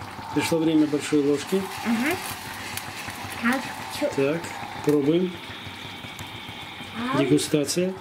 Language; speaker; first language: Russian; native; Russian